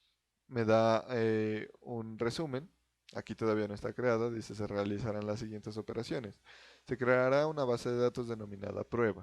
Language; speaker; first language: Spanish; native; Spanish